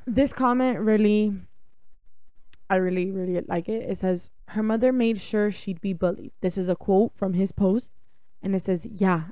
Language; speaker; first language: English; early bilingual, other home language; Spanish